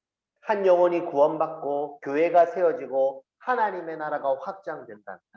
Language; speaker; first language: Korean; native; Korean